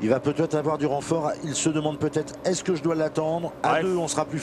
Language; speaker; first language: French; native; French